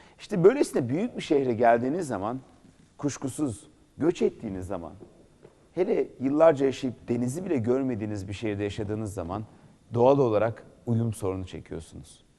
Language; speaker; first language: Turkish; native; Turkish